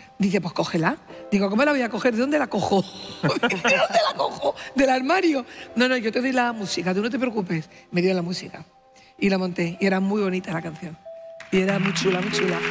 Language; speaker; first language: Spanish; native; Spanish